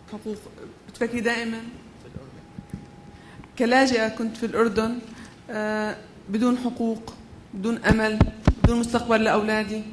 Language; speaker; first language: Arabic; native; Arabic